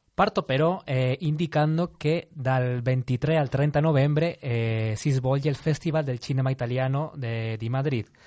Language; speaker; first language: Italian; non-native, fluent; Spanish